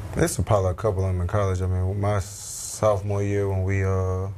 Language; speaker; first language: English; native; English